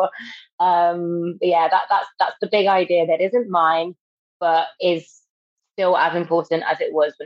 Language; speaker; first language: English; native; English